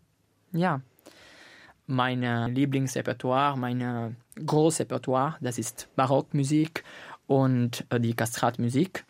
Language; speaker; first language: German; non-native, fluent; Italian